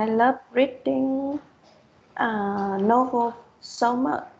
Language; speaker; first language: English; non-native, learner; Vietnamese